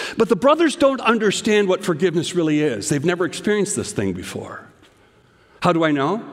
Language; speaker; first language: English; native; English